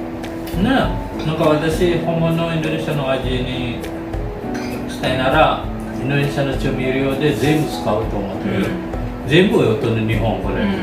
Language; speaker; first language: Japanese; non-native, learner; Indonesian